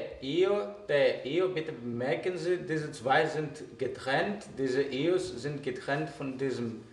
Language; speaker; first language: German; non-native, fluent; Greek